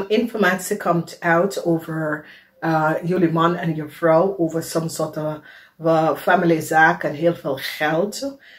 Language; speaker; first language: Dutch; non-native, learner; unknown